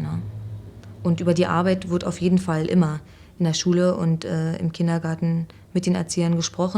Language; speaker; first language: German; native; German